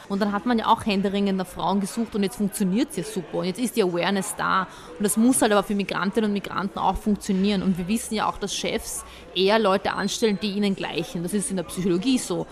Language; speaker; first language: German; early bilingual, other home language; Bosnian